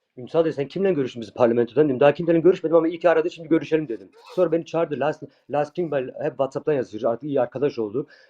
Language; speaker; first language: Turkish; early bilingual, heritage; Turkish